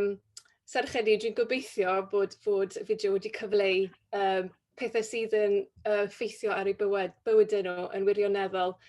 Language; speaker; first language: Welsh; native; Welsh